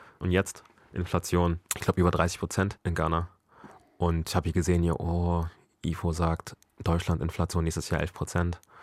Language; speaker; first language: German; early bilingual, other home language; Akan